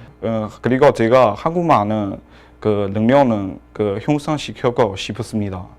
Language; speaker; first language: Korean; non-native, learner; Chinese